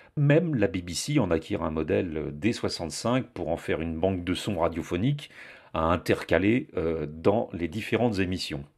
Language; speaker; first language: French; native; French